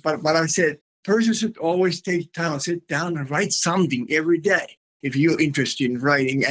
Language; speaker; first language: English; non-native, fluent; Finnish